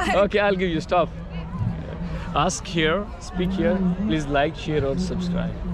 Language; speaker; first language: English; non-native, learner; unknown